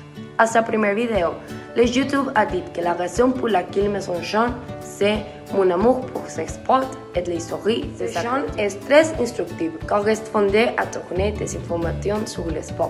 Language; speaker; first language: French; non-native, learner; Spanish